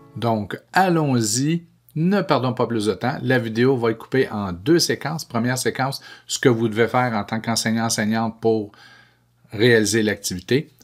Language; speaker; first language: French; native; French